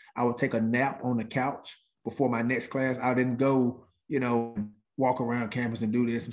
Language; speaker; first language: English; native; English